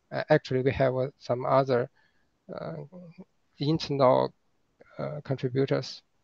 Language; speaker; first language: English; non-native, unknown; Chinese